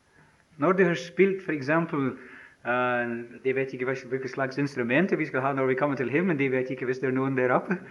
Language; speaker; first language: Norwegian; non-native, fluent; English